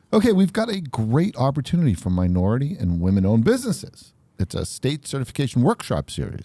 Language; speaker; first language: English; native; English